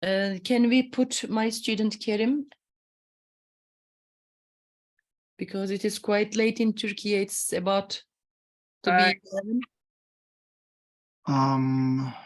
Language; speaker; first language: English; non-native, fluent; Turkish